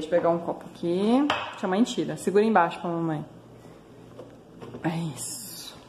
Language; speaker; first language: Portuguese; native; Portuguese